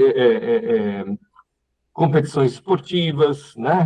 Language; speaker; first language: Portuguese; native; Portuguese